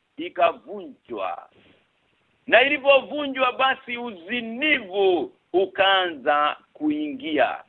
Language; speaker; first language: Swahili; non-native, local second language; Kikuyu